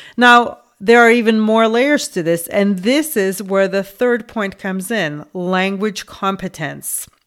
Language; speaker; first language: English; non-native, fluent; Lithuanian